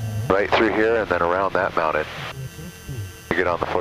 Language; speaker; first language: English; native; English